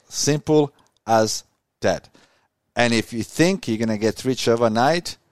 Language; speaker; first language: English; non-native, fluent; Croatian